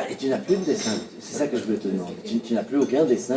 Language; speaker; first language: French; native; French